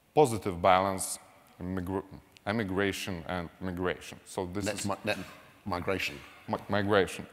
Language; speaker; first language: English; non-native, fluent; Lithuanian